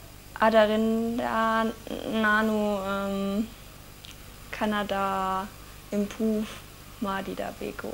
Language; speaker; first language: Kannada; non-native, learner; German